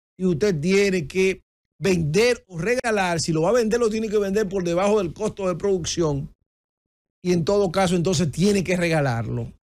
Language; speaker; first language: Spanish; native; Spanish